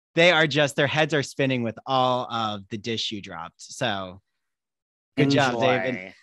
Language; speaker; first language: English; native; English